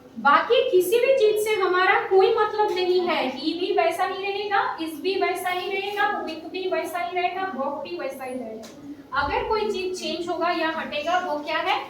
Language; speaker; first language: Hindi; native; Hindi